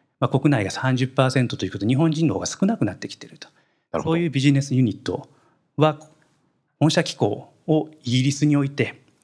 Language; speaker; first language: Japanese; native; Japanese